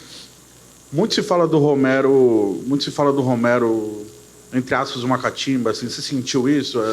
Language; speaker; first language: Portuguese; native; Portuguese